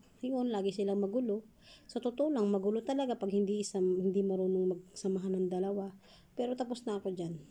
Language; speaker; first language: Filipino; native; Filipino